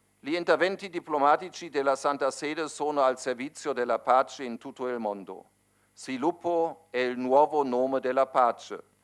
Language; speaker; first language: Italian; non-native, fluent; German